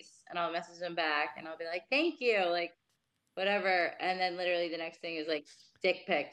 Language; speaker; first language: English; native; English